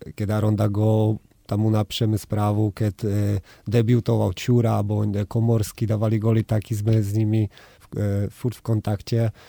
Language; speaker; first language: Czech; non-native, learner; Polish